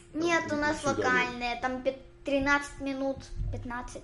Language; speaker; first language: Russian; early bilingual, heritage; Russian